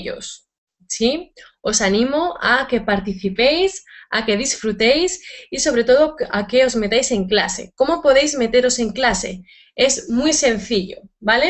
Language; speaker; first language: Spanish; native; Spanish